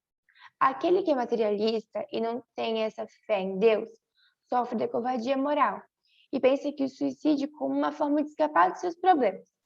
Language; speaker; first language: Portuguese; native; Portuguese